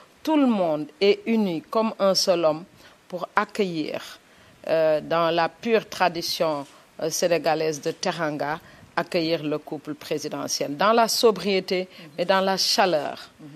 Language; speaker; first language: French; non-native, local second language; Wolof